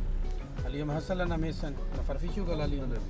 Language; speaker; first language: Arabic; non-native, learner; Hindi